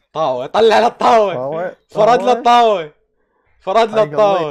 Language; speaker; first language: Arabic; native; Arabic